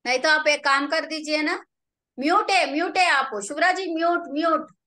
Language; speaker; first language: Hindi; non-native, local second language; Telugu